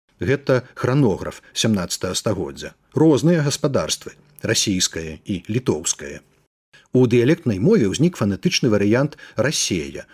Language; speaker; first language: Belarusian; native; Belarusian